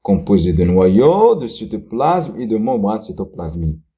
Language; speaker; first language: French; non-native, local second language; Arabic